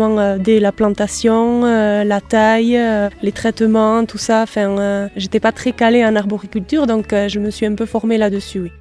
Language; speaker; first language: French; native; French